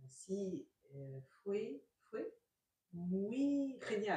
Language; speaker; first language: Spanish; non-native, learner; French